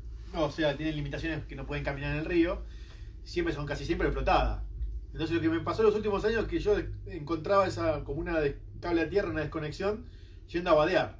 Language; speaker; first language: Spanish; native; Spanish